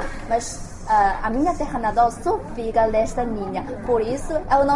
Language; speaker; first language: Portuguese; non-native, learner; Chinese